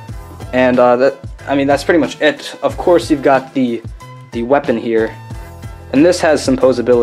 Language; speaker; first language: English; native; English